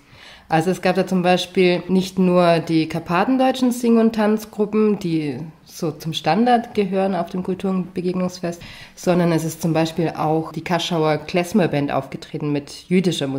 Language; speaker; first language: German; native; German